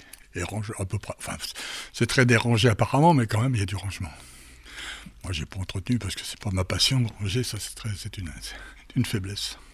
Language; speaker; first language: French; native; French